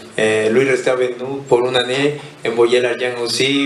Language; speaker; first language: French; non-native, learner; Spanish